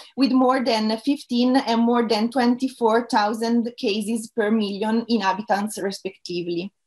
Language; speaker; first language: English; non-native, fluent; Italian